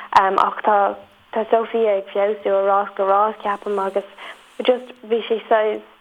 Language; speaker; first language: Irish; non-native, local second language; English